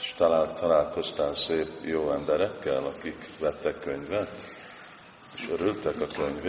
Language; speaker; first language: Hungarian; non-native, fluent; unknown